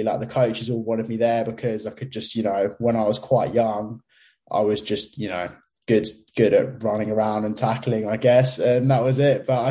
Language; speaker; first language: English; native; English